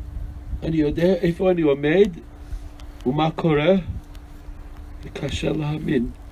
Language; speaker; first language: Hebrew; non-native, fluent; English